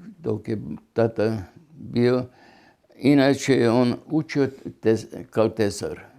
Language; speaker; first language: Bosnian; non-native, local second language; German